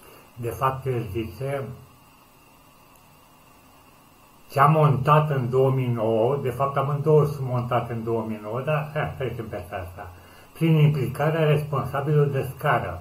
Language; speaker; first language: Romanian; native; Romanian